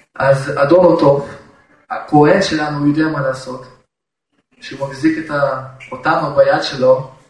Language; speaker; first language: Hebrew; non-native, fluent; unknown